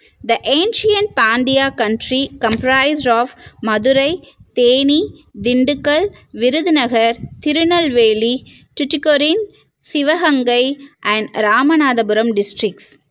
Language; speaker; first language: English; non-native, local second language; Tamil